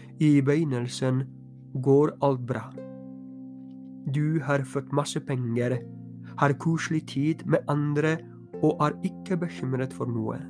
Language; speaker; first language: Norwegian; non-native, fluent; Polish